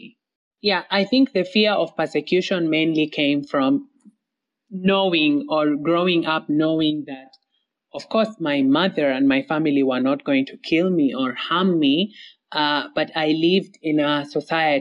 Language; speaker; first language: English; non-native, local second language; Somali